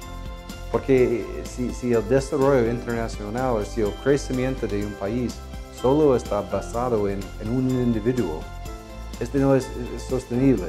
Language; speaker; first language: Spanish; non-native, fluent; English